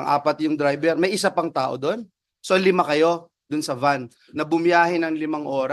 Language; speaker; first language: Filipino; native; Filipino